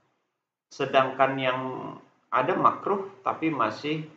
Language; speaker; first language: Indonesian; native; Indonesian